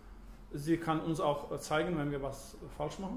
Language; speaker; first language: German; early bilingual, other home language; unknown